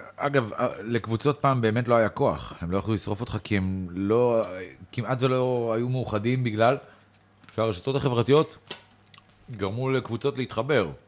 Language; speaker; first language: Hebrew; native; Hebrew